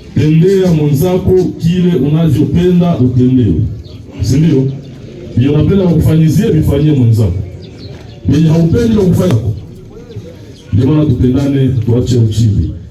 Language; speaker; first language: Swahili; native; Swahili